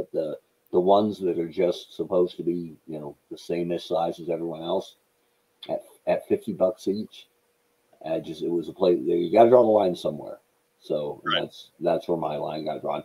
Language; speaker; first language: English; native; English